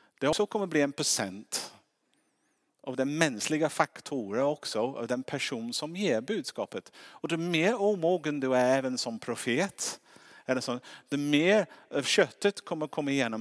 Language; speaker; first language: Swedish; non-native, fluent; English